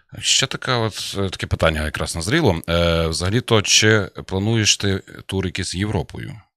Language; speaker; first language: Ukrainian; native; Ukrainian